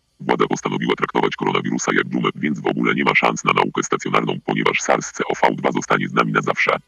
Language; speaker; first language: Polish; native; Polish